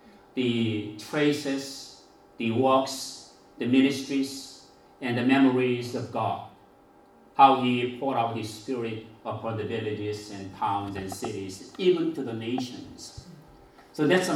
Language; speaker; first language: English; non-native, fluent; Korean